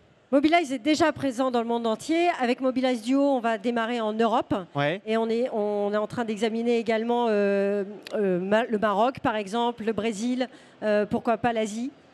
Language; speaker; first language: French; native; French